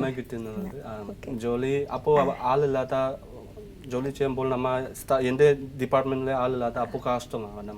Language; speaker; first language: Malayalam; non-native, learner; Assamese